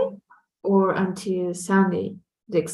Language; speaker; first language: English; non-native, learner; Spanish